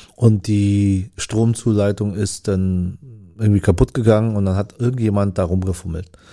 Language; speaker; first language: German; early bilingual, other home language; Vietnamese